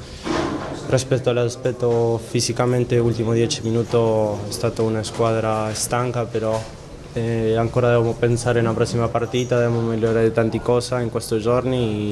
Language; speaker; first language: Italian; non-native, learner; Spanish